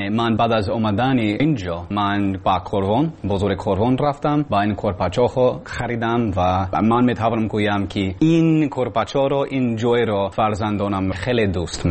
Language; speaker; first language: Persian; non-native, learner; English